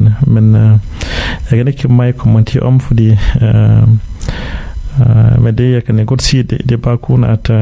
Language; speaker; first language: Danish; non-native, fluent; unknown